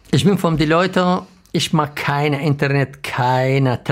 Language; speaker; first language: German; non-native, learner; Arabic